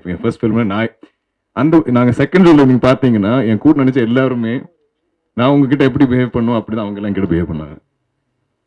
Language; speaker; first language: Tamil; non-native, local second language; Malayalam